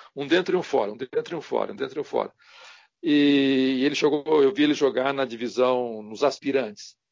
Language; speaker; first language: Portuguese; native; Portuguese